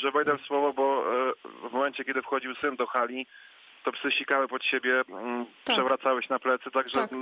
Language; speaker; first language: Polish; native; Polish